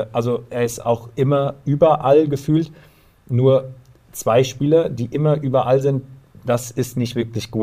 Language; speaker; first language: German; native; German